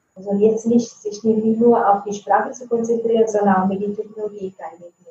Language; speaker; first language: German; non-native, fluent; Italian